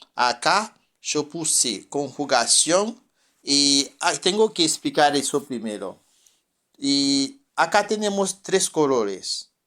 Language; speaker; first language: Spanish; non-native, fluent; French